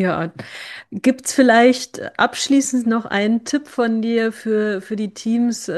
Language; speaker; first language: German; native; German